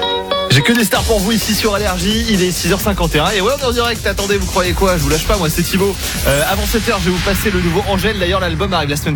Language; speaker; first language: French; native; French